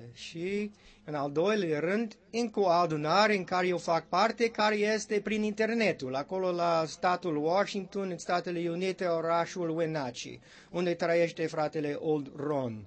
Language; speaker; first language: Romanian; non-native, learner; English